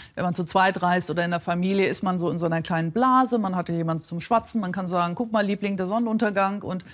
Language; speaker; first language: German; native; German